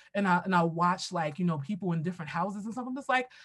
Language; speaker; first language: English; native; English